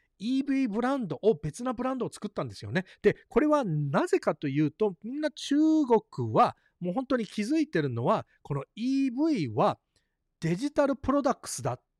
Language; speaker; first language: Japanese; early bilingual, heritage; Japanese